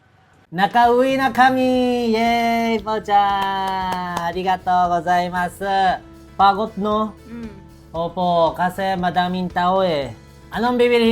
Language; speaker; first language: Filipino; non-native, learner; Japanese